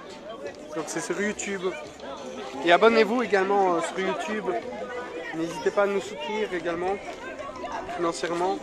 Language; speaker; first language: French; native; French